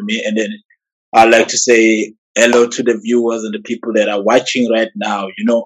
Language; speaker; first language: English; non-native, local second language; Zulu